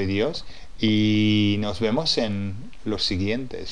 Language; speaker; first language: Spanish; non-native, fluent; English